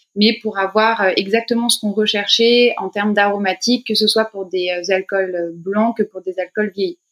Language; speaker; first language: French; native; French